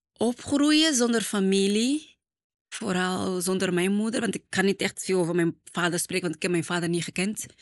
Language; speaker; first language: Dutch; non-native, fluent; Portuguese